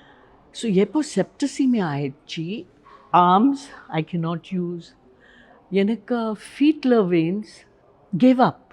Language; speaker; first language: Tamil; non-native, learner; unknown